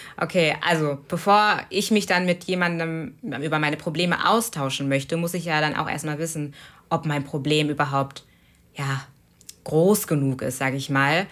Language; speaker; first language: German; native; German